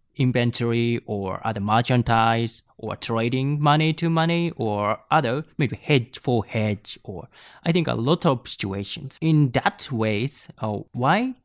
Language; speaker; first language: English; non-native, learner; Japanese